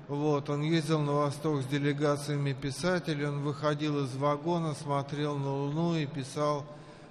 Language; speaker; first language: Russian; native; Russian